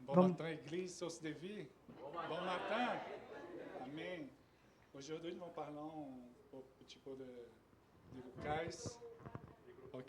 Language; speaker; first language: French; non-native, learner; Portuguese